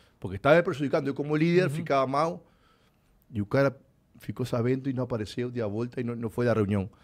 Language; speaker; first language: Spanish; native; Spanish